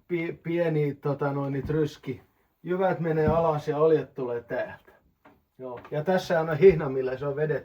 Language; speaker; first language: Finnish; native; Finnish